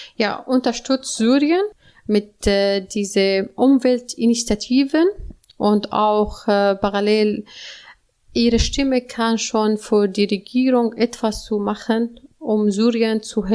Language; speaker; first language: German; non-native, learner; Arabic